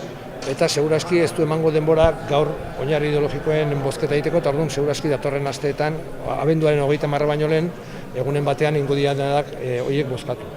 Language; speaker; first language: Basque; native; Basque